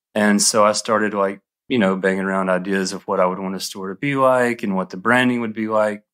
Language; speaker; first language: English; native; English